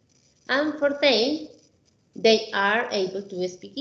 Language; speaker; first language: English; non-native, fluent; Spanish